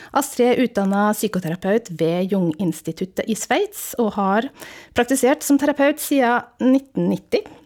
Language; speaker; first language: Norwegian; native; Norwegian